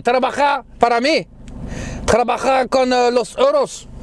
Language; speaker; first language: Spanish; non-native, learner; French